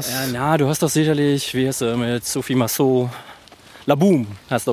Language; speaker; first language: German; native; German